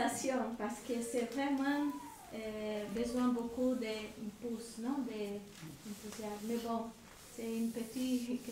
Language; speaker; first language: French; non-native, learner; Spanish